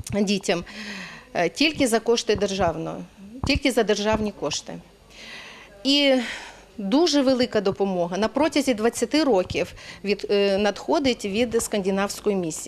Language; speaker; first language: Ukrainian; native; Ukrainian